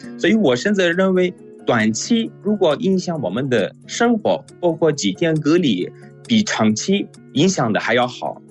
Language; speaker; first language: Chinese; non-native, fluent; Persian